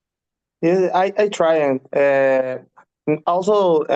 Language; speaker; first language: English; non-native, learner; Spanish